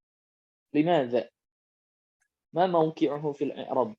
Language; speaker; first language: Arabic; non-native, fluent; Indonesian